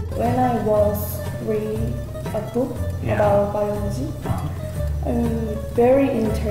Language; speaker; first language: English; non-native, learner; Korean